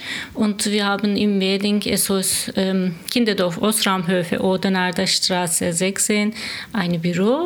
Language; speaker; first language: German; non-native, learner; Turkish